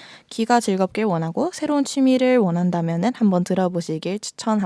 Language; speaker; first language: Korean; native; Korean